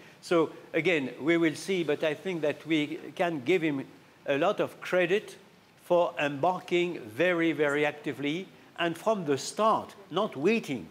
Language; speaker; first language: English; non-native, fluent; French